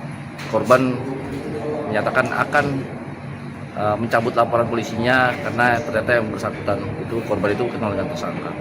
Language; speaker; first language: Indonesian; native; Indonesian